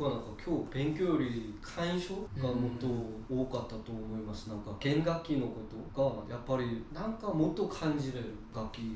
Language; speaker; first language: Japanese; non-native, learner; Korean